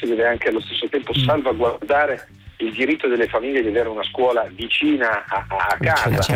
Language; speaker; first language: Italian; native; Italian